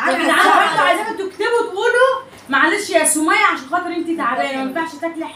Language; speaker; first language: Arabic; native; Arabic